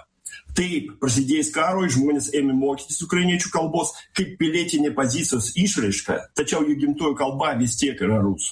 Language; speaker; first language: Lithuanian; non-native, local second language; Russian